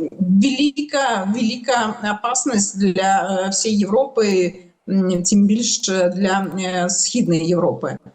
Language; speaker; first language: Ukrainian; non-native, local second language; Russian